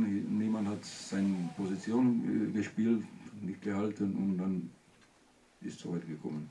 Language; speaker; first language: German; non-native, learner; Czech